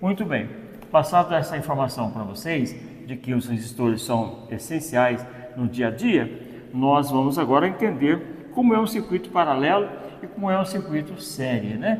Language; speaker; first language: Portuguese; native; Portuguese